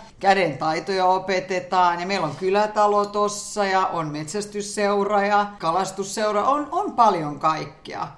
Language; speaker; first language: Finnish; native; Finnish